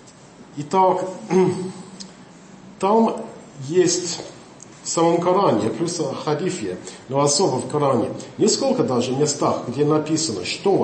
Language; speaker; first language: Russian; non-native, learner; English